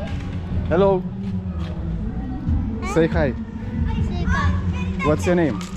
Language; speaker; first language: English; non-native, learner; Russian